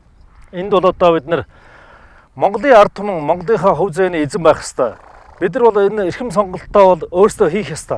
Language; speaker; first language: Mongolian; native; Mongolian